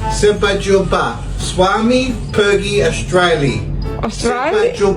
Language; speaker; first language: Indonesian; non-native, learner; English